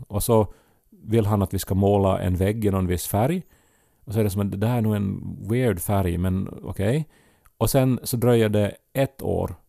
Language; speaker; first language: Swedish; native; Swedish